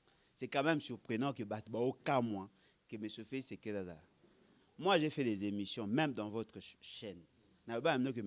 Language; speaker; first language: French; non-native, local second language; Lingala